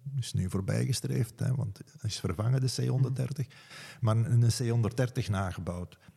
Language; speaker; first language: Dutch; native; Dutch